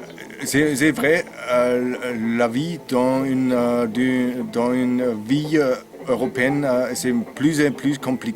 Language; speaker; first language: French; non-native, learner; German